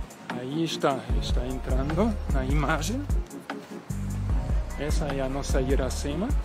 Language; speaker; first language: Portuguese; non-native, fluent; German